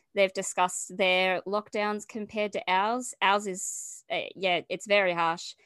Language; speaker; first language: English; native; English